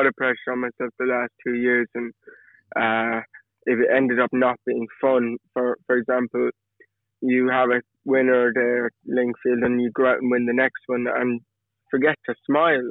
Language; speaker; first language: English; native; English